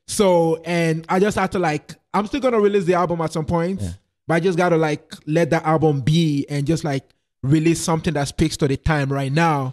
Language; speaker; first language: English; non-native, local second language; Yoruba